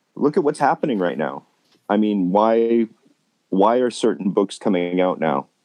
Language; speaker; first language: English; native; English